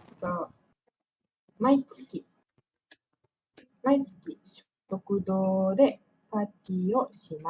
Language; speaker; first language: Japanese; non-native, fluent; Malay